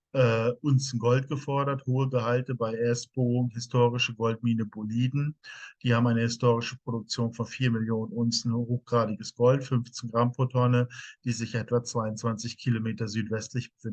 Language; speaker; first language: German; native; German